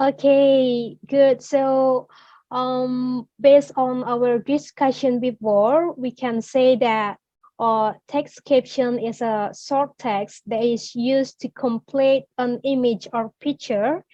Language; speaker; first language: English; non-native, learner; Indonesian